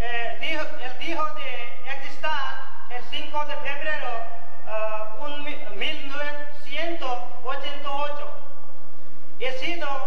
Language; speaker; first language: Spanish; non-native, learner; Gujarati